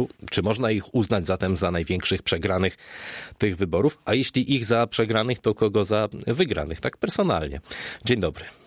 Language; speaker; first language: Polish; native; Polish